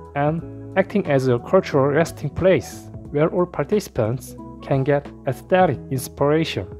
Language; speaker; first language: English; non-native, learner; Korean